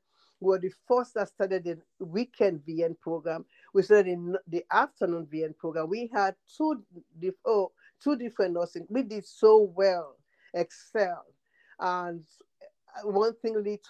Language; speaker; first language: English; non-native, local second language; Krio